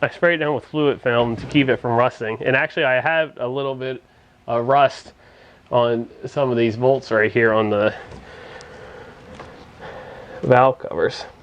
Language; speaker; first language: English; native; English